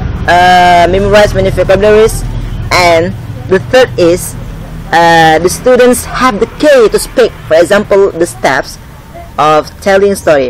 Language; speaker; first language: English; non-native, learner; Indonesian